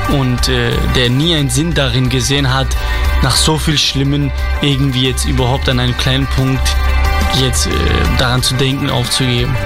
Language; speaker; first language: German; non-native, fluent; Kurdish